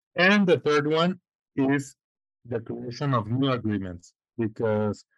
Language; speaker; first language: English; non-native, fluent; Spanish